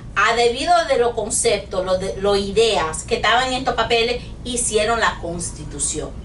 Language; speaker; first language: Spanish; non-native, learner; English